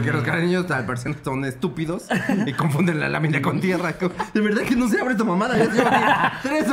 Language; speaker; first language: Spanish; native; Spanish